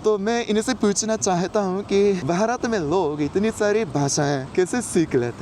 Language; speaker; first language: Hindi; non-native, fluent; Japanese